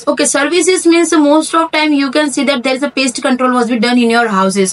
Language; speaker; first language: English; non-native, local second language; Hindi